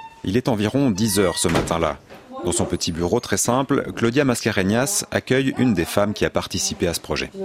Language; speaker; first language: French; native; French